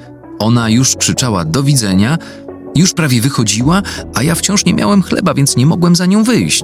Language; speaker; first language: Polish; native; Polish